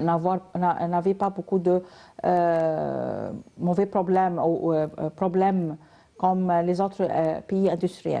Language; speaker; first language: French; non-native, learner; Arabic